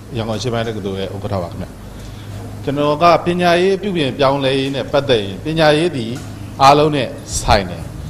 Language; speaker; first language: Burmese; native; Burmese